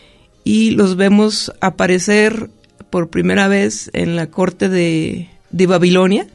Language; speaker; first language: Spanish; native; Spanish